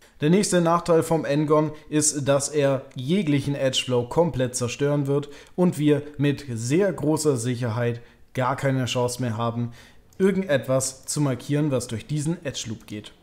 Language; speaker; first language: German; native; German